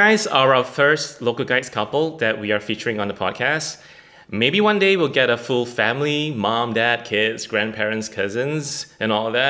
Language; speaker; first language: English; non-native, local second language; Chinese